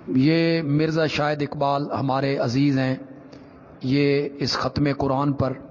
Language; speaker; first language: Urdu; non-native, local second language; Punjabi